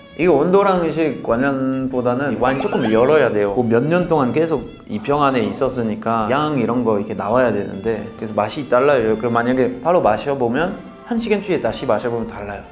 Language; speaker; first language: Korean; non-native, fluent; French